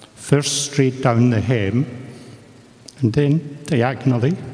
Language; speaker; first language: English; native; English